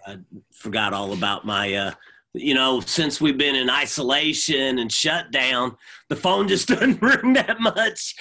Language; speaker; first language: English; native; English